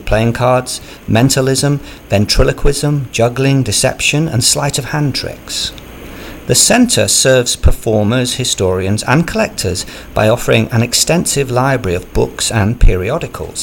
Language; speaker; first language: English; native; English